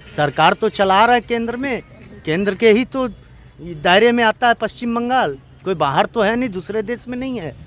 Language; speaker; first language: Hindi; native; Hindi